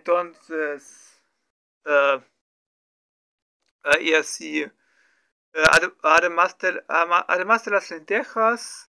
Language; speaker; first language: Spanish; non-native, learner; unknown